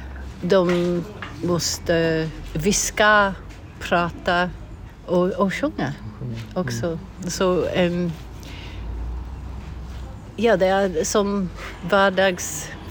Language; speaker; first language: Swedish; non-native, fluent; English